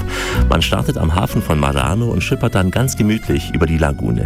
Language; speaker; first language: German; native; German